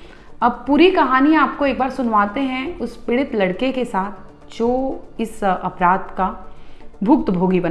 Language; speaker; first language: Hindi; native; Hindi